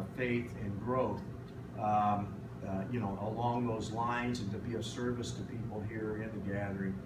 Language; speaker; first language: English; native; English